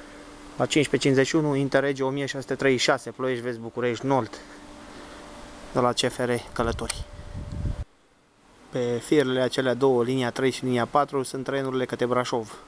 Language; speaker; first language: Romanian; native; Romanian